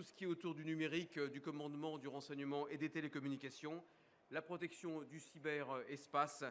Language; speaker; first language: French; native; French